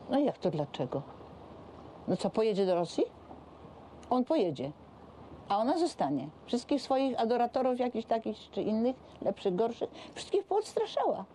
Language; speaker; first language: Polish; native; Polish